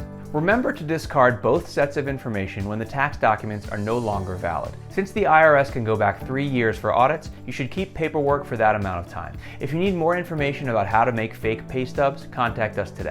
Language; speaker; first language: English; native; English